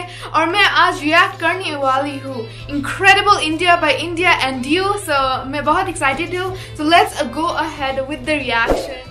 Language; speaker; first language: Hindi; non-native, learner; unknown